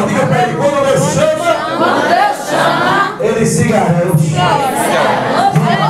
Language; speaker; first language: Portuguese; native; Portuguese